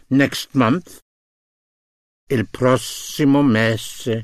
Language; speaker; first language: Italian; non-native, fluent; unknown